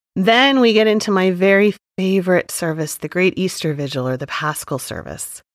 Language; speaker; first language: English; native; English